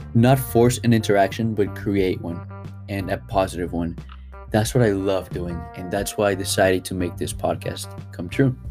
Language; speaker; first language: English; early bilingual, other home language; Spanish